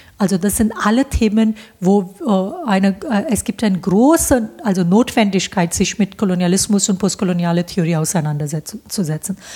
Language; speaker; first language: German; non-native, fluent; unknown